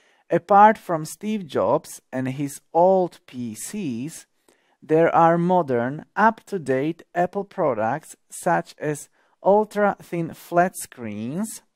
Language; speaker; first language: English; non-native, fluent; Slovak